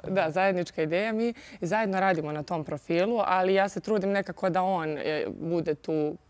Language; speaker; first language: Serbian; native; Serbian